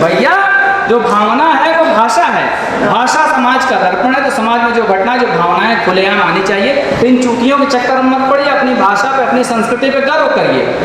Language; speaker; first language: Hindi; native; Hindi